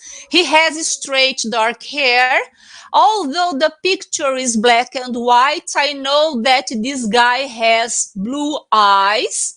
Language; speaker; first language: English; non-native, fluent; Portuguese